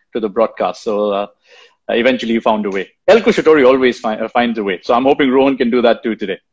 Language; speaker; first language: English; non-native, local second language; Hindi